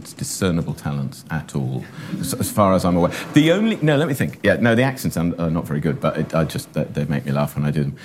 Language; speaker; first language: English; native; English